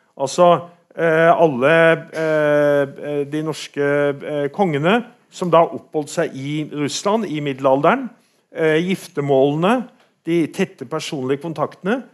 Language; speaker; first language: Norwegian; native; Norwegian